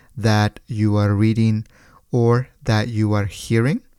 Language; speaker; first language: English; non-native, fluent; Spanish